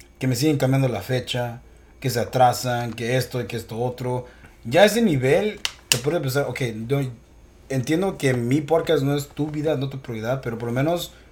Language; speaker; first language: Spanish; early bilingual, heritage; Spanish